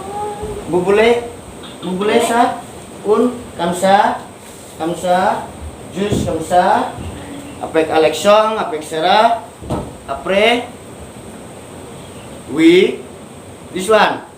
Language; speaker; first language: French; non-native, learner; Indonesian